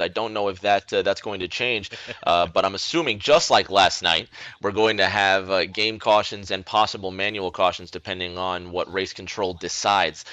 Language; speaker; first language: English; native; English